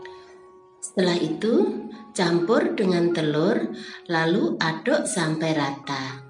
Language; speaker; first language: Indonesian; native; Indonesian